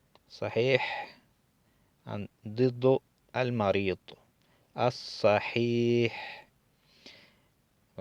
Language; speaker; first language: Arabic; non-native, fluent; Spanish